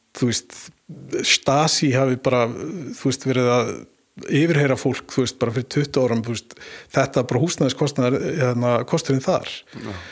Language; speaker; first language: Icelandic; native; Icelandic